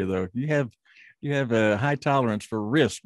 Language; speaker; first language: English; native; English